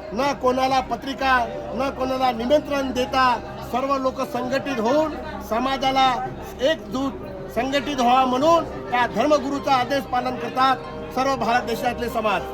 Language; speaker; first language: Marathi; non-native, local second language; Lambadi